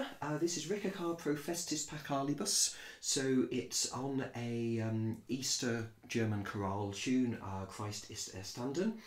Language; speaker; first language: English; native; English